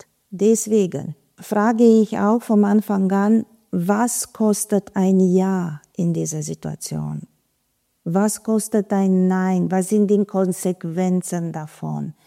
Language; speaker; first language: German; non-native, fluent; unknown